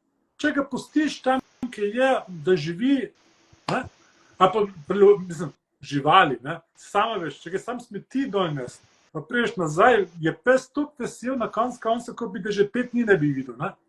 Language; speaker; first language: Slovenian; early bilingual, heritage; Slovenian